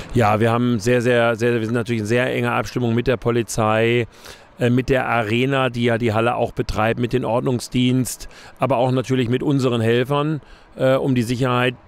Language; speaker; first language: German; native; German